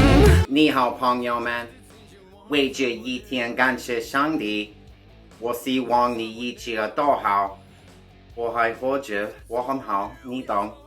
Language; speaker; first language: Chinese; non-native, learner; English